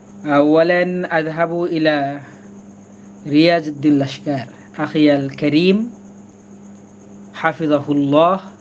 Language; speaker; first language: Arabic; non-native, fluent; Bangla